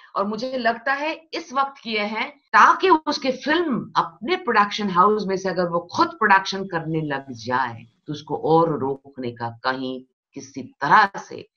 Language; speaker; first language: Hindi; non-native, local second language; Bangla